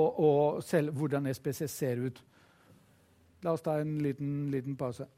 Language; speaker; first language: Norwegian; non-native, fluent; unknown